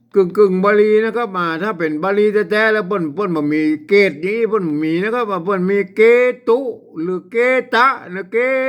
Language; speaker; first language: Thai; native; Thai